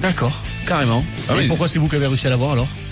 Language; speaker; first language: French; native; French